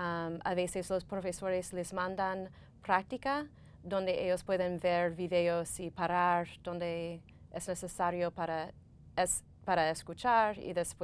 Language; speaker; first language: Spanish; non-native, fluent; English